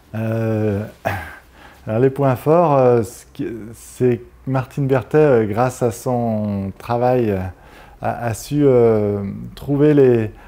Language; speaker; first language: French; native; French